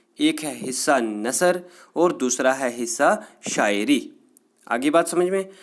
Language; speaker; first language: Urdu; non-native, local second language; Kashmiri